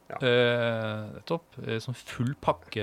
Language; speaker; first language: Norwegian; native; Norwegian